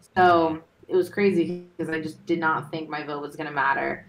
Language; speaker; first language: English; native; English